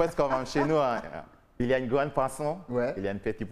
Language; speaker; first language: French; non-native, learner; English